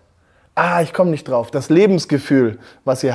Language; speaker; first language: German; native; German